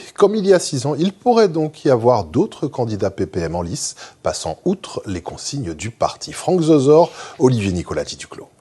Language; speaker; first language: French; native; French